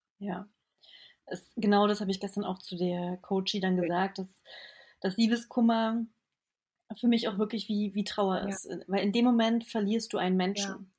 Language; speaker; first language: German; native; German